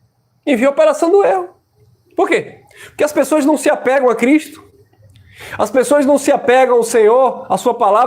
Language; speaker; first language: Portuguese; native; Portuguese